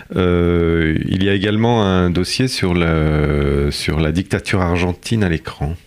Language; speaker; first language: French; native; French